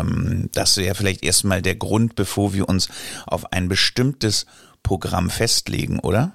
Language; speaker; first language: German; native; German